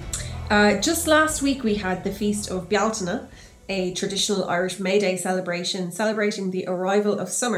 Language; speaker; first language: English; native; English